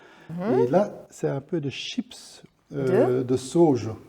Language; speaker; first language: French; non-native, local second language; Dutch